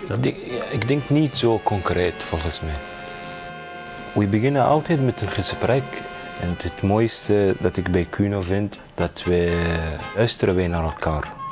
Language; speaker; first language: Dutch; non-native, learner; Arabic